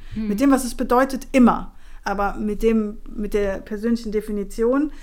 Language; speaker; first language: German; non-native, fluent; Spanish